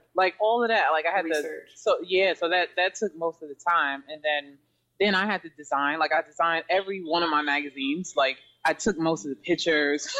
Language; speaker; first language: English; native; English